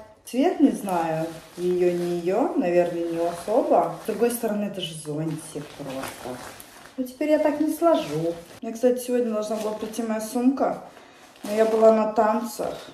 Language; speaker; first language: Russian; native; Russian